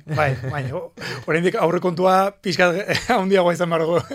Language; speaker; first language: Basque; non-native, local second language; Spanish